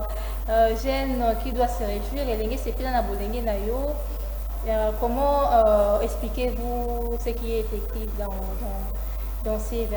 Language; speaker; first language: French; non-native, local second language; Lingala